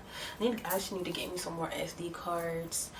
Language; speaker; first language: English; native; English